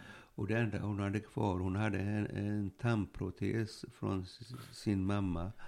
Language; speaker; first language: Swedish; early bilingual, other home language; Polish